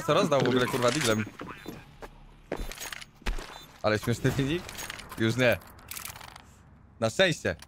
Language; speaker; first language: Polish; native; Polish